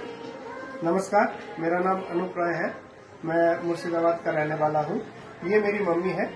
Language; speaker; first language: Hindi; non-native, local second language; Bangla